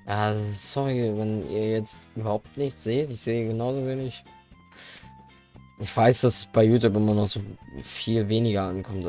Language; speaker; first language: German; native; German